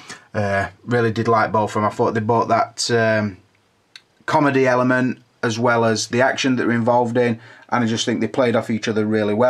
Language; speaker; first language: English; native; English